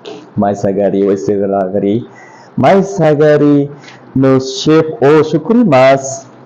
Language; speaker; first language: Japanese; non-native, learner; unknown